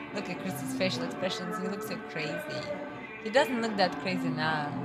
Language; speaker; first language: English; non-native, fluent; Russian